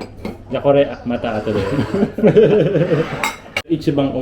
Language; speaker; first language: Japanese; non-native, learner; Filipino